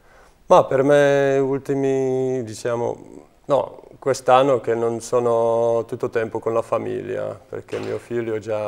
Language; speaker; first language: Italian; non-native, fluent; Czech